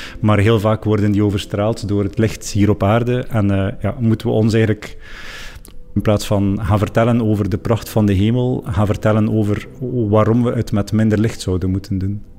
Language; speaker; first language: Dutch; native; Dutch